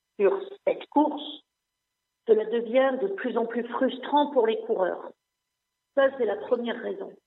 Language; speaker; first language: French; non-native, local second language; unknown